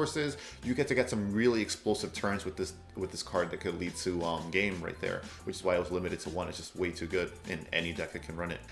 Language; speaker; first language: English; native; English